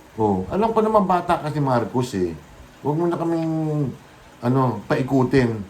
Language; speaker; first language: Filipino; non-native, local second language; Bikol